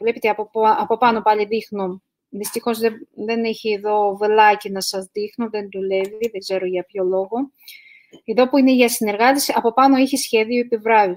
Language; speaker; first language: Greek; non-native, fluent; Russian